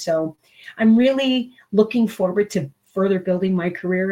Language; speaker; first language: English; native; English